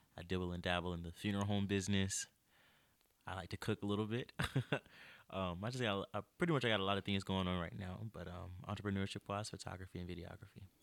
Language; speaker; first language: English; native; English